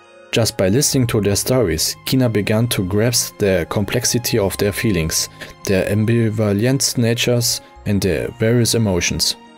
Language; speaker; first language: English; non-native, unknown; German